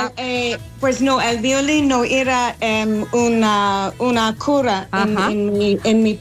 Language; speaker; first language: Spanish; non-native, learner; English